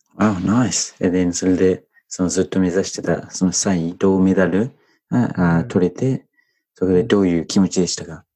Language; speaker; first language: Japanese; non-native, fluent; English